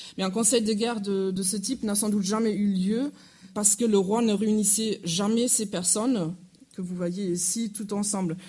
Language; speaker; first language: French; non-native, fluent; German